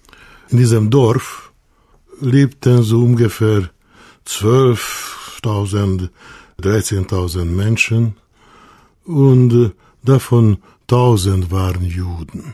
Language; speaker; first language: German; non-native, fluent; Hungarian